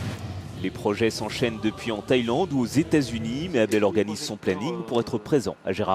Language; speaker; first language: French; native; French